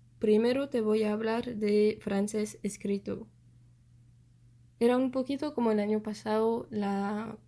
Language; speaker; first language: Spanish; non-native, fluent; French